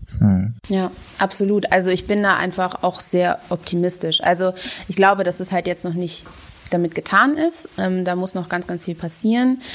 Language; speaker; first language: German; native; German